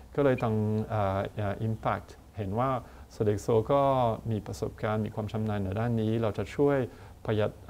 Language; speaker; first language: Thai; non-native, fluent; French